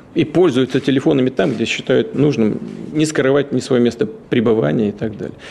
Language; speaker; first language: Russian; native; Russian